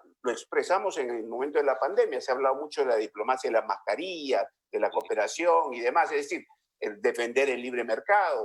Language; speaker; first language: Spanish; native; Spanish